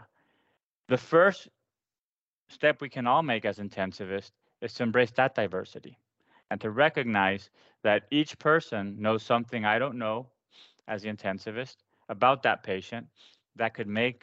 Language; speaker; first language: English; non-native, fluent; Spanish